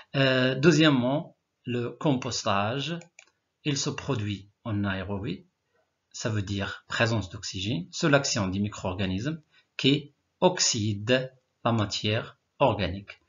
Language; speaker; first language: French; non-native, local second language; Arabic